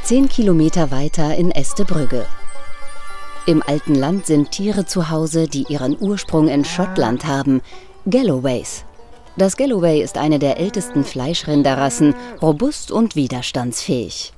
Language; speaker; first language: German; native; German